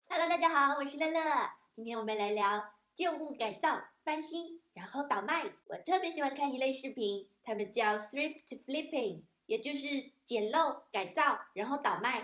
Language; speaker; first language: Chinese; native; Chinese